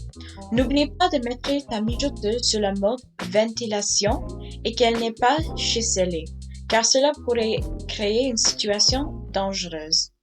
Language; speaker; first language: French; non-native, learner; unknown